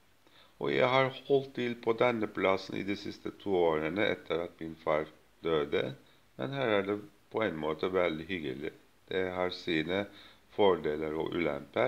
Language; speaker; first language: Swedish; non-native, fluent; Turkish